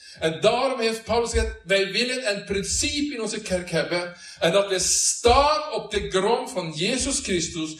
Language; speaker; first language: Dutch; non-native, learner; Norwegian